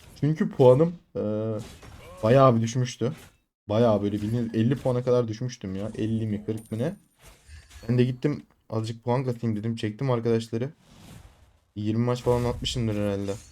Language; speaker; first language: Turkish; native; Turkish